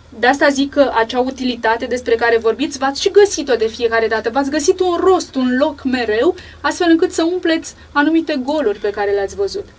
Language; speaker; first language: Romanian; native; Romanian